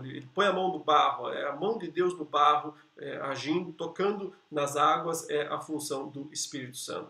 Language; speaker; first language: Portuguese; native; Portuguese